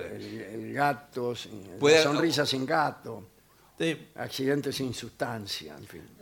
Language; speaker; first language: Spanish; native; Spanish